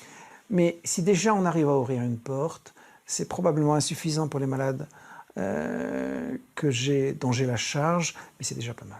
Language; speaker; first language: French; native; French